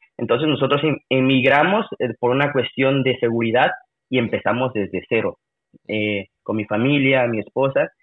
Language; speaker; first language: Spanish; native; Spanish